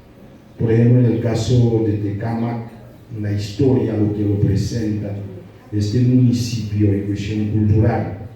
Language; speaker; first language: Spanish; non-native, fluent; Haitian Creole